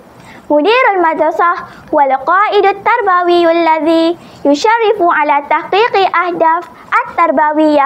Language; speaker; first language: Arabic; non-native, learner; Malay